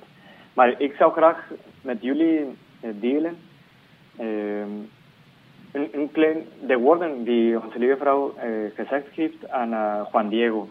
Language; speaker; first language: Dutch; non-native, fluent; Spanish